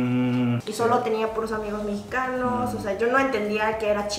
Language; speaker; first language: Spanish; early bilingual, other home language; Korean